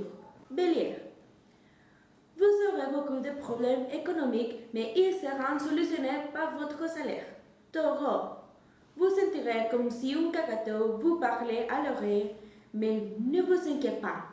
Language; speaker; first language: French; non-native, learner; Spanish